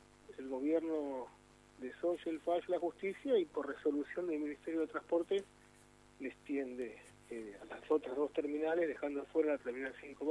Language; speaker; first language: Spanish; native; Spanish